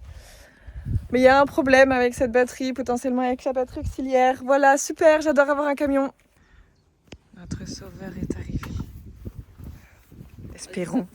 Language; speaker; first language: French; native; French